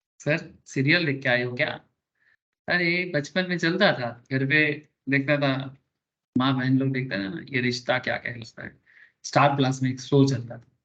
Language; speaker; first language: Hindi; non-native, local second language; Bangla